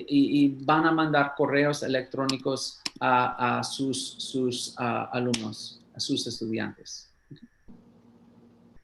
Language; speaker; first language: Spanish; early bilingual, heritage; English